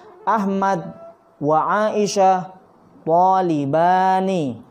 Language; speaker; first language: Arabic; non-native, fluent; Indonesian